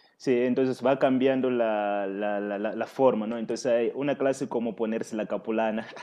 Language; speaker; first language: Spanish; non-native, fluent; Portuguese